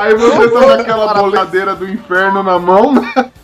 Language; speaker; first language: Portuguese; native; Portuguese